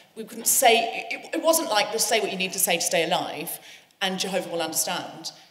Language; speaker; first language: English; native; English